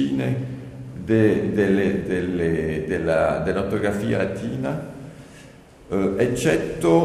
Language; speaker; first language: Italian; non-native, learner; French